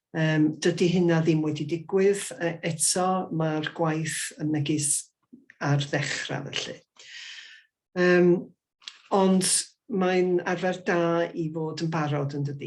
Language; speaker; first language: Welsh; native; Welsh